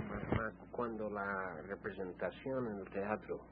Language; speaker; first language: Spanish; non-native, fluent; English